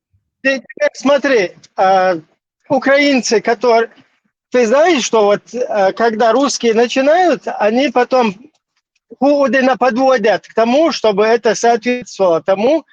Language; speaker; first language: Russian; non-native, local second language; Chechen